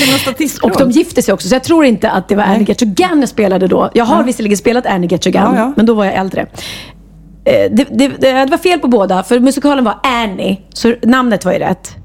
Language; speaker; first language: Swedish; native; Swedish